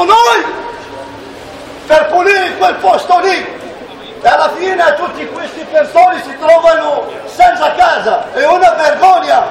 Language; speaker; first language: Italian; non-native, fluent; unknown